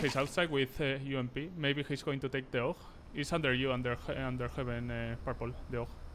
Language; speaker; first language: English; non-native, fluent; Spanish